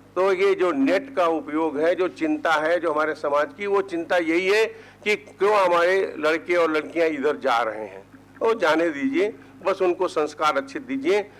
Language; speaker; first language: Hindi; native; Hindi